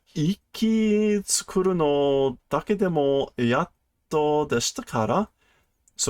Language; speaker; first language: Japanese; non-native, learner; English